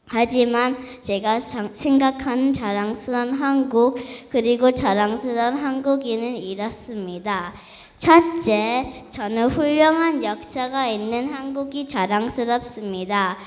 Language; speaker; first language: Korean; early bilingual, heritage; Korean